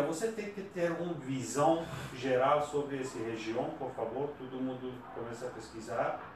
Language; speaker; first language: Portuguese; non-native, learner; Persian